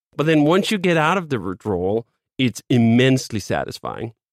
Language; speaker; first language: English; non-native, fluent; Danish